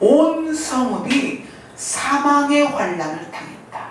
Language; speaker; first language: Korean; native; Korean